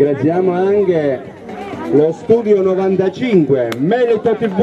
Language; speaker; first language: Italian; native; Italian